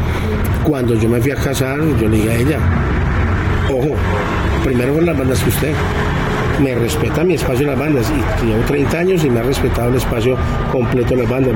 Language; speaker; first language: Spanish; native; Spanish